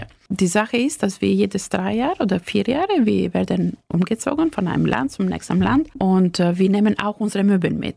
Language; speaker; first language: German; non-native, fluent; Albanian